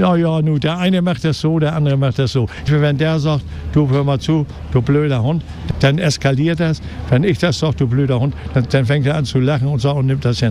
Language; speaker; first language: German; native; German